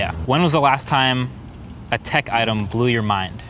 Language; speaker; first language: English; native; English